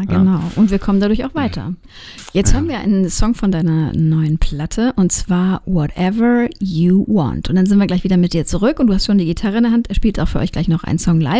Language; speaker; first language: German; native; German